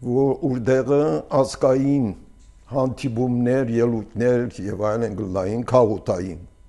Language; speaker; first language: Armenian; early bilingual, heritage; Armenian